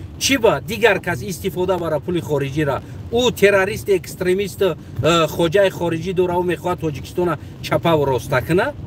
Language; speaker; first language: Tajik; non-native, local second language; Uzbek